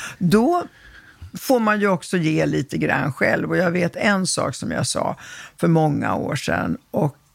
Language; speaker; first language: Swedish; early bilingual, other home language; Italian